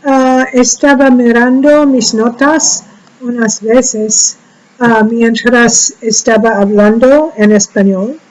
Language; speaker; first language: Spanish; non-native, learner; English